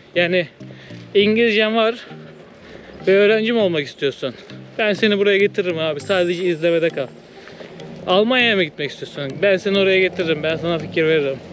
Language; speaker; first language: Turkish; native; Turkish